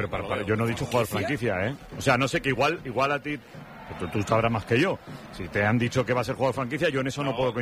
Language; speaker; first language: Spanish; native; Spanish